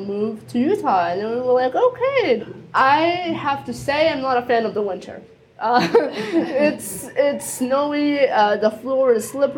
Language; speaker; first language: English; early bilingual, other home language; Spanish